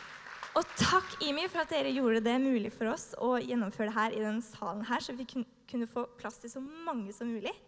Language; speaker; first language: Norwegian; native; Norwegian